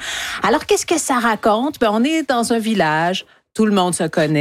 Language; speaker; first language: French; native; French